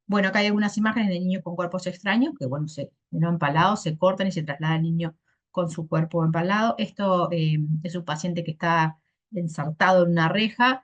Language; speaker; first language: Spanish; native; Spanish